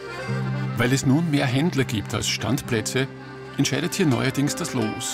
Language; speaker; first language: German; native; German